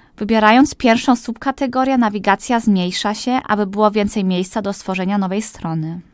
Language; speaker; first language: Polish; early bilingual, heritage; Polish